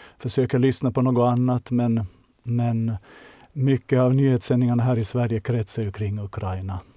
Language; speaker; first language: Swedish; native; Swedish